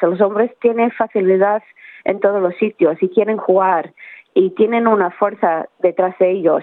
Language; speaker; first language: Spanish; early bilingual, heritage; Spanish